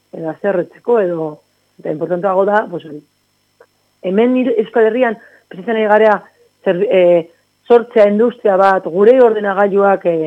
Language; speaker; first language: Basque; non-native, local second language; Spanish